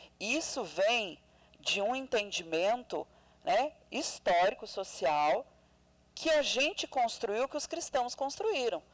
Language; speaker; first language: Portuguese; non-native, local second language; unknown